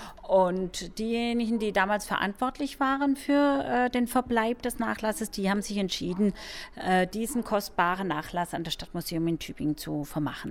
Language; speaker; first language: German; native; German